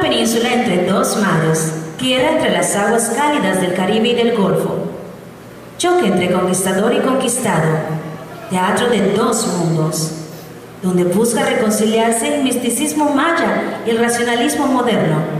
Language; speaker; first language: Spanish; native; Spanish